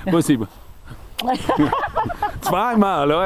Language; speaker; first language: German; non-native, fluent; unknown